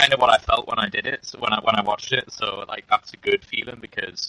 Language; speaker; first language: English; native; English